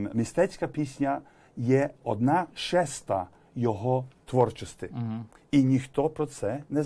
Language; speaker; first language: Ukrainian; early bilingual, heritage; English